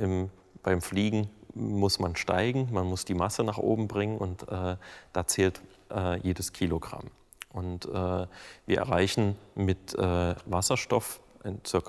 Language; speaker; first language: German; native; German